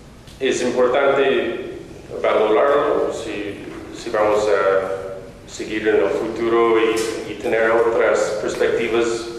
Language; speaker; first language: Spanish; non-native, fluent; English